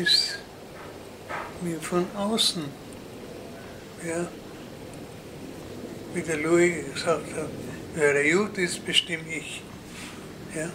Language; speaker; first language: German; native; German